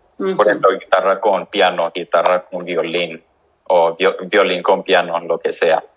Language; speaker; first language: Spanish; early bilingual, heritage; English